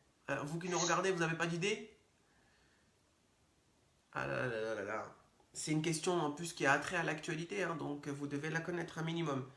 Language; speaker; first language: French; native; French